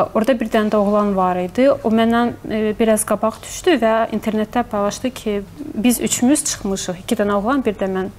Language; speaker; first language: Azerbaijani; early bilingual, heritage; Azerbaijani